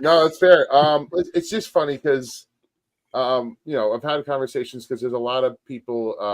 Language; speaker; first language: English; native; English